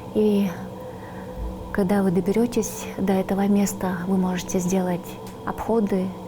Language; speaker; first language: Russian; non-native, local second language; Tuvinian